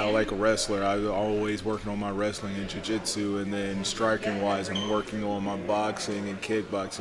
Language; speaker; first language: English; native; English